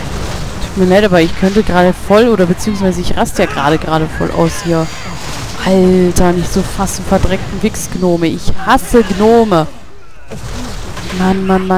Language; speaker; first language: German; native; German